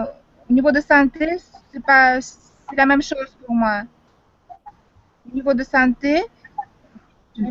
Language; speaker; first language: French; non-native, fluent; Russian